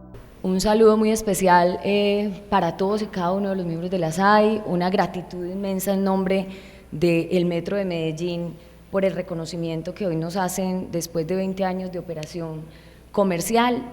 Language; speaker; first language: Spanish; native; Spanish